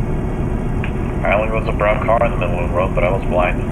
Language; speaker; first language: English; native; English